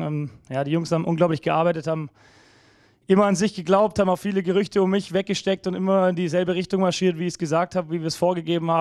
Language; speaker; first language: German; native; German